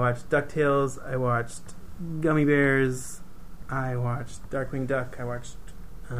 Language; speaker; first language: English; native; English